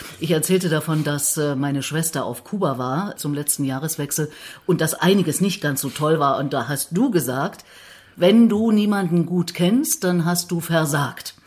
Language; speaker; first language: German; native; German